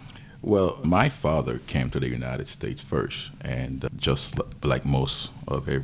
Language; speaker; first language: English; non-native, fluent; Haitian Creole